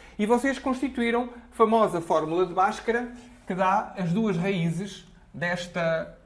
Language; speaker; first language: Portuguese; native; Portuguese